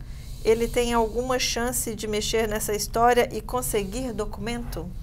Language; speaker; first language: Portuguese; native; Portuguese